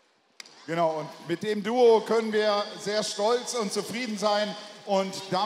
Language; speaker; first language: German; native; German